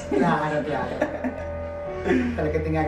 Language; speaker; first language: Spanish; native; Spanish